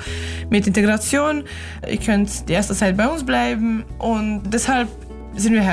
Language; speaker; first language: German; early bilingual, other home language; Ukrainian